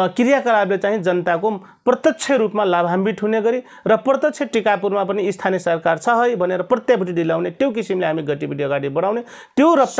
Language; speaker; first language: Nepali; non-native, local second language; Rana Tharu